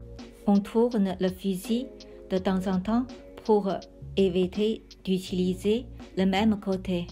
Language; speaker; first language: French; non-native, fluent; Chinese